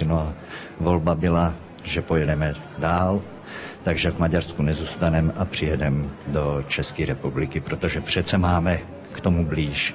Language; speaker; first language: Czech; early bilingual, heritage; Czech